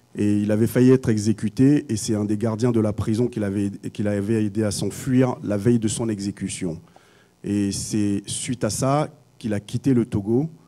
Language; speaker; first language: French; early bilingual, other home language; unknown